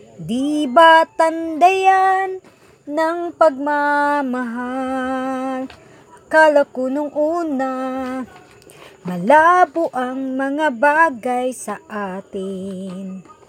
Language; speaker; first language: Filipino; native; Filipino